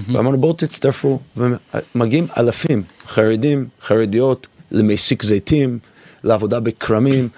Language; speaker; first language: Hebrew; non-native, fluent; English